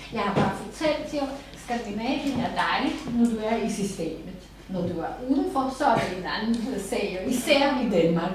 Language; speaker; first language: Danish; non-native, fluent; Serbian